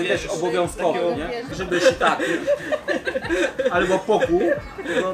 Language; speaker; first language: Polish; non-native, fluent; Chinese